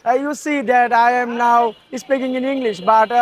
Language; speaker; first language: English; non-native, learner; Bangla